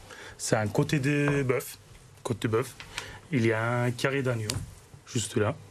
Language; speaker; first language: French; non-native, learner; Turkish